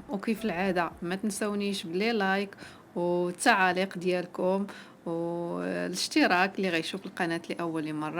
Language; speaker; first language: Arabic; native; Arabic